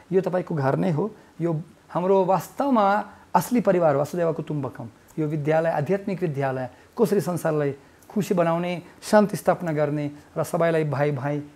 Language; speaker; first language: Nepali; non-native, fluent; Russian